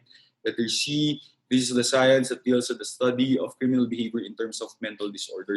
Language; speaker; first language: English; non-native, local second language; Filipino